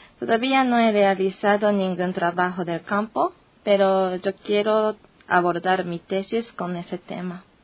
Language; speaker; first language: Spanish; non-native, learner; Japanese